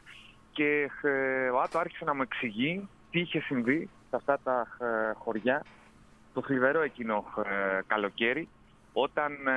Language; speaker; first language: Greek; native; Greek